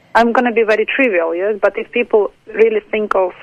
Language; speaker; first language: English; non-native, fluent; Ukrainian